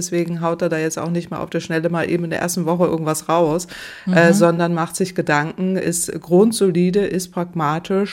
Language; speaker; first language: German; native; German